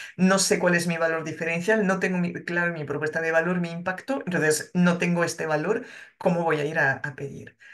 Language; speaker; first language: Spanish; non-native, fluent; French